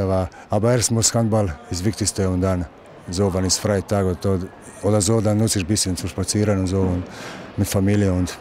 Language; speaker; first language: German; non-native, learner; Croatian